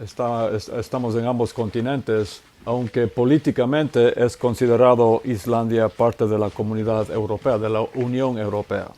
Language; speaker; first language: Spanish; non-native, fluent; English